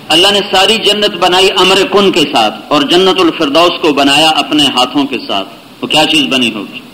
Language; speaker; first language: Urdu; non-native, local second language; Punjabi